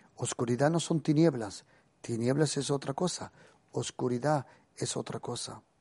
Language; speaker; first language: Spanish; early bilingual, heritage; Spanish